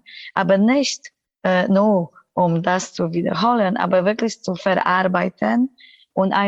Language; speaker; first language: German; non-native, fluent; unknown